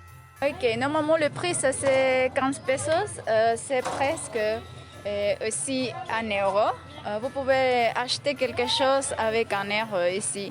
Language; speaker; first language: French; non-native, fluent; Spanish